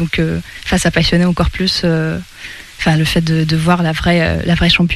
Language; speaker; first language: French; non-native, fluent; Russian